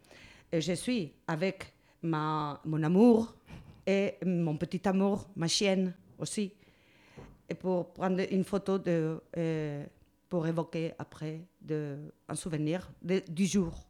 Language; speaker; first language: French; non-native, learner; Spanish